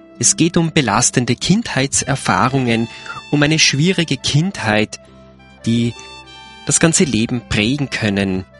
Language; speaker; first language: German; native; German